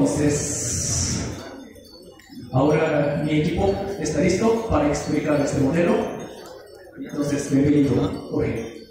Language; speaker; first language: Spanish; non-native, learner; Japanese